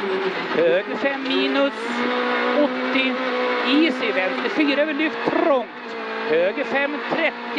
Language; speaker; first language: Swedish; native; Swedish